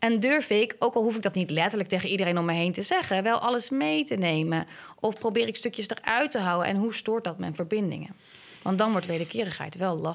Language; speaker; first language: Dutch; native; Dutch